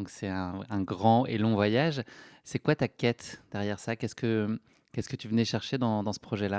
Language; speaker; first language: French; native; French